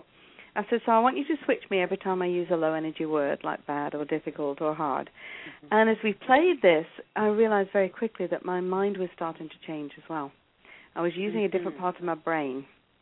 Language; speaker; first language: English; native; English